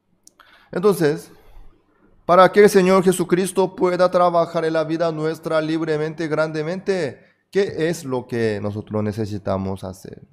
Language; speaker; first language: Spanish; non-native, fluent; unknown